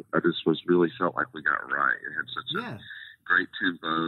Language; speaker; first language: English; native; English